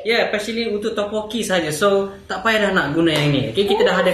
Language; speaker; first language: Malay; native; Malay